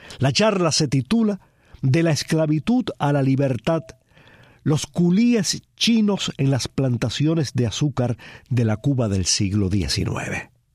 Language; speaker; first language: Spanish; early bilingual, heritage; Spanish